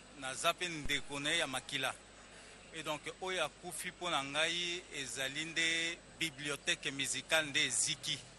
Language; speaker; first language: Lingala; non-native, local second language; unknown